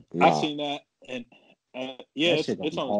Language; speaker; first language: English; native; English